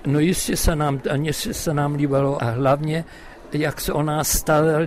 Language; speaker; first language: Czech; non-native, local second language; German